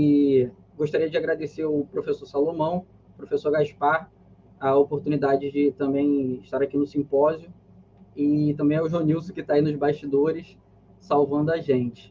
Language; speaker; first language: Portuguese; native; Portuguese